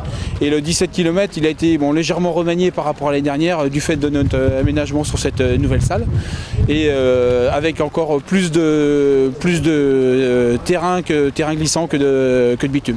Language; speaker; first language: French; native; French